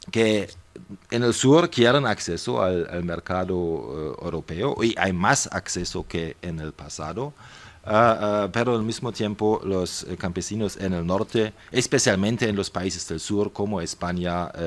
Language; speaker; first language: Spanish; non-native, fluent; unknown